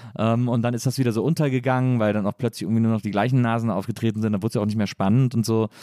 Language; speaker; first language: German; native; German